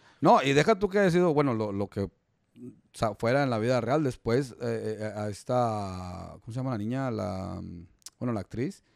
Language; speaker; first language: Spanish; native; Spanish